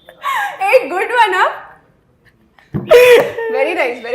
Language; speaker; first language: Telugu; non-native, fluent; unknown